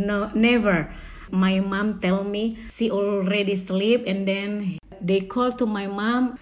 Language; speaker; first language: English; non-native, learner; Indonesian